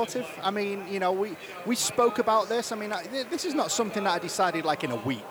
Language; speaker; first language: English; native; English